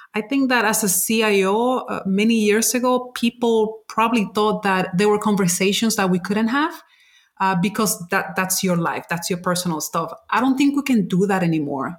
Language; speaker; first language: English; non-native, fluent; Spanish